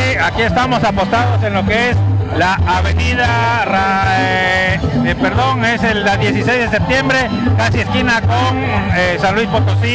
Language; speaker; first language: Spanish; native; Spanish